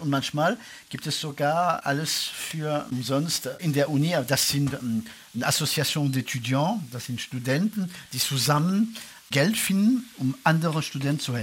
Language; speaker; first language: German; non-native, fluent; French